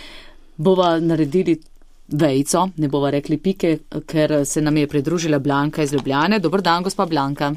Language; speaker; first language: Slovenian; native; Slovenian